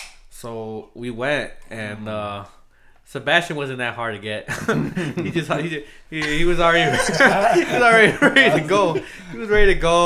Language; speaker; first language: English; native; English